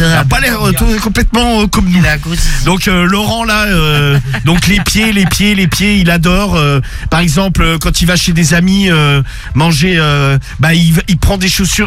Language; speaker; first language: French; native; French